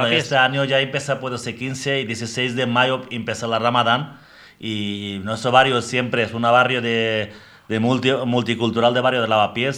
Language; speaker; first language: Spanish; non-native, learner; Bangla